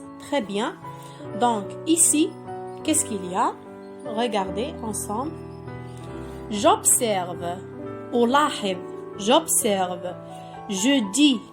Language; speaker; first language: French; non-native, local second language; Arabic